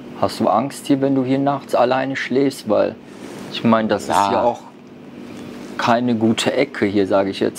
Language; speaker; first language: German; native; German